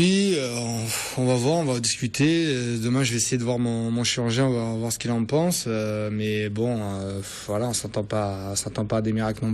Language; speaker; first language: French; native; French